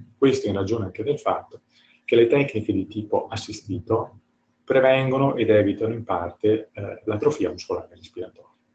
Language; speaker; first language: Italian; native; Italian